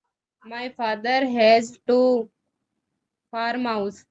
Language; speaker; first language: English; non-native, learner; Hindi